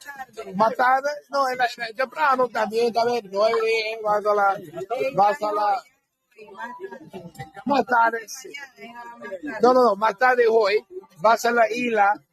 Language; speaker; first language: Spanish; non-native, learner; English